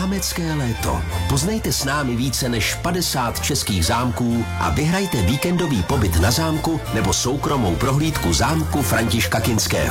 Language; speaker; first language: Czech; native; Czech